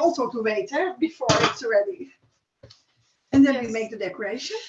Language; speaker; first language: English; non-native, learner; Dutch